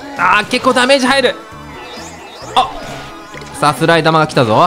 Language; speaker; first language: Japanese; native; Japanese